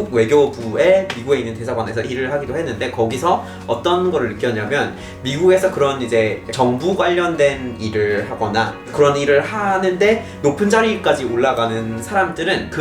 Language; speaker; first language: Korean; non-native, fluent; English